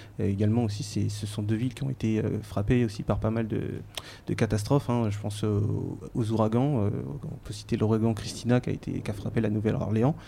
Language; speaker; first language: French; native; French